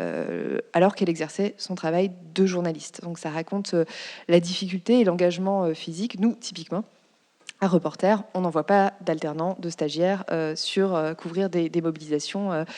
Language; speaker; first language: French; native; French